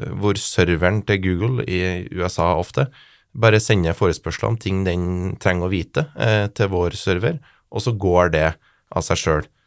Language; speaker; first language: Norwegian; native; Norwegian